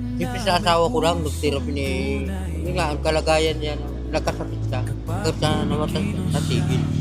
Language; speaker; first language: Filipino; non-native, local second language; Cebuano